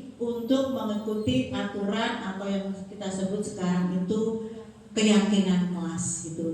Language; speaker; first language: Indonesian; native; Indonesian